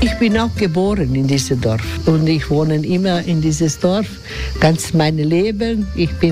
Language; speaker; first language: German; non-native, learner; Croatian